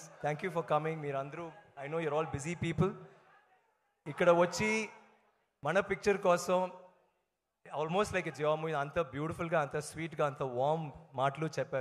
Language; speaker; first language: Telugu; non-native, learner; Tamil